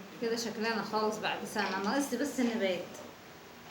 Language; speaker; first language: Egyptian Arabic; native; Egyptian Arabic